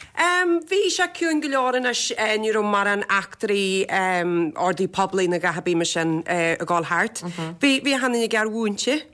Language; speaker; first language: Irish; native; Irish